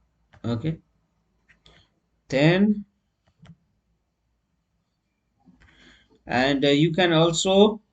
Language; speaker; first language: English; non-native, local second language; Hindi